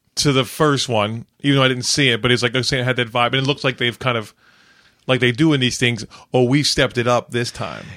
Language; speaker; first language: English; native; English